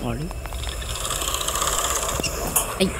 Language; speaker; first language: Spanish; native; Spanish